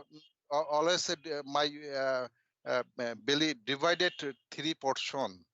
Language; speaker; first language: English; non-native, learner; Bangla